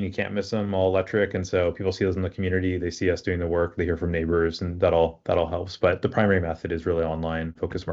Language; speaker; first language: English; native; English